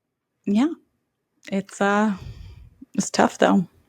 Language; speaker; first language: English; native; English